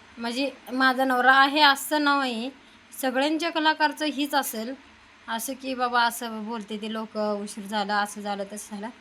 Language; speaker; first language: Marathi; native; Marathi